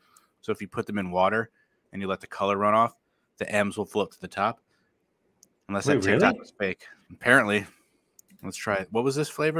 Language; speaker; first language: English; native; English